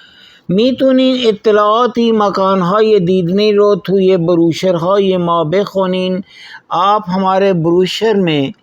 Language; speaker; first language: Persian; non-native, fluent; Urdu